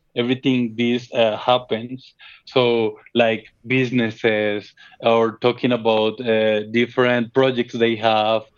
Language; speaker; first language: English; non-native, fluent; Spanish